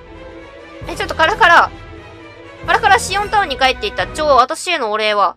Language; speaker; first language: Japanese; native; Japanese